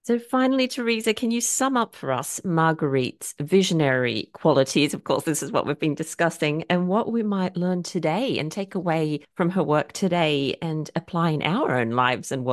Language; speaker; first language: English; native; English